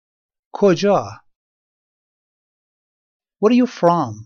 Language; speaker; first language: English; non-native, learner; Persian